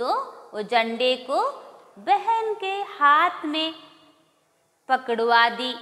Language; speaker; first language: Hindi; non-native, local second language; Kannada